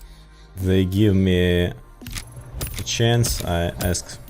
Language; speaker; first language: English; non-native, learner; Ukrainian